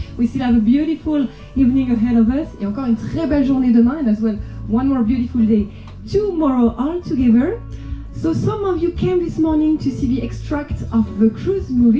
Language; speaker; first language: English; non-native, fluent; French